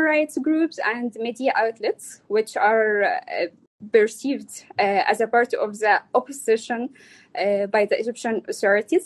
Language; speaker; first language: English; non-native, learner; Arabic